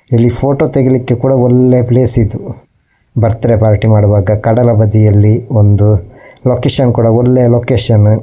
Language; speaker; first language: Kannada; native; Kannada